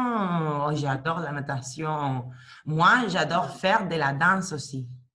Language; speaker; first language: French; non-native, learner; Spanish